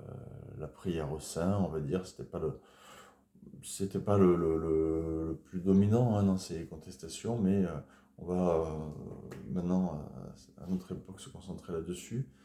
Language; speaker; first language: French; native; French